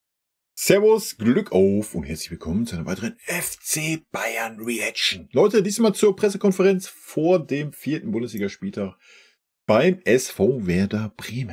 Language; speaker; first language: German; native; German